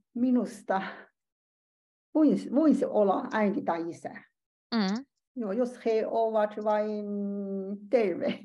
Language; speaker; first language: Finnish; non-native, learner; Chinese